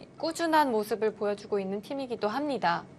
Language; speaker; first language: Korean; native; Korean